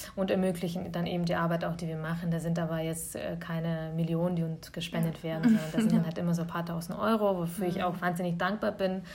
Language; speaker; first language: German; early bilingual, other home language; Russian